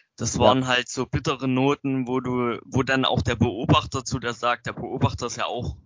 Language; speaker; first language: German; native; German